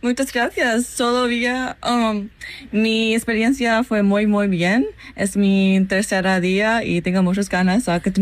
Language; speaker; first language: Spanish; non-native, learner; English